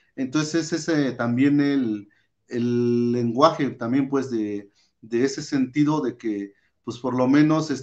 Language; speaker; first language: Spanish; non-native, local second language; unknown